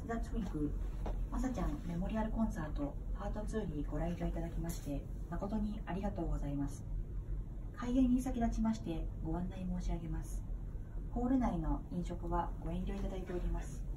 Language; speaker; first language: Japanese; non-native, fluent; Filipino